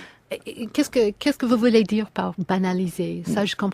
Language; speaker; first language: French; non-native, fluent; English